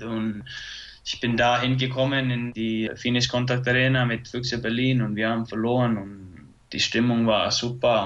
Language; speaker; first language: German; non-native, fluent; Icelandic